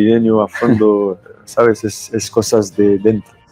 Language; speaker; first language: Spanish; non-native, fluent; French